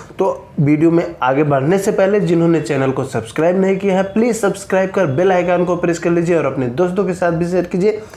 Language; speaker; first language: Hindi; native; Hindi